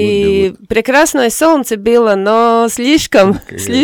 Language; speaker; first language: Russian; non-native, fluent; Latvian